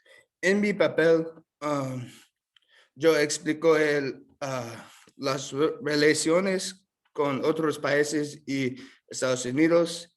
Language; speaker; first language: Spanish; non-native, learner; English